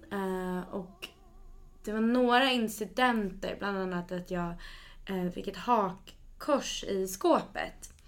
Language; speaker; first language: Swedish; native; Swedish